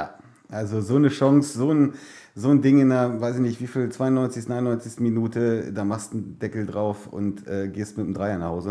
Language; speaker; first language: German; native; German